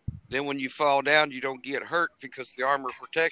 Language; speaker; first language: English; native; English